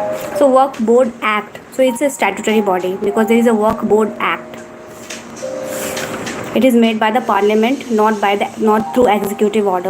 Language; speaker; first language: English; non-native, local second language; Hindi